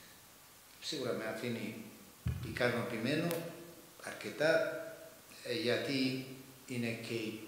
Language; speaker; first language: Greek; non-native, fluent; Serbian